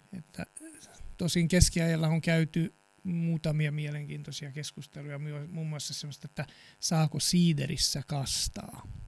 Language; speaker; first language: Finnish; non-native, fluent; Serbian